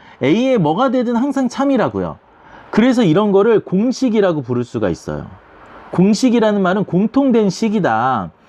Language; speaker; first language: Korean; native; Korean